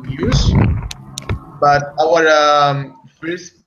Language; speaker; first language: English; non-native, fluent; Italian